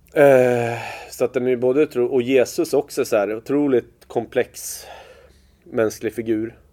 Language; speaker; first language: Swedish; native; Swedish